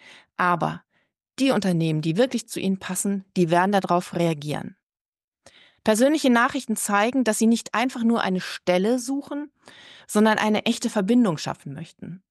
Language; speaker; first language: German; native; German